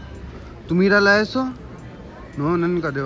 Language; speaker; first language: Spanish; non-native, learner; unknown